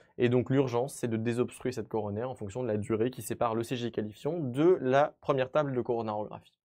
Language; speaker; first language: French; native; French